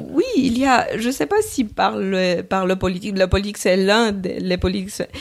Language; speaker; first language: French; non-native, fluent; Romanian